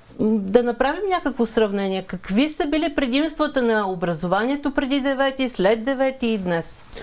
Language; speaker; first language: Bulgarian; native; Bulgarian